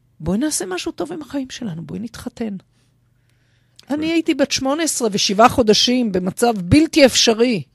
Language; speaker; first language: Hebrew; native; Hebrew